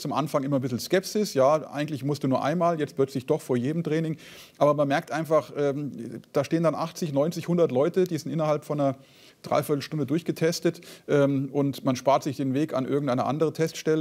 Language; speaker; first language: German; native; German